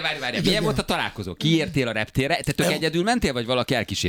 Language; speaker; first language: Hungarian; native; Hungarian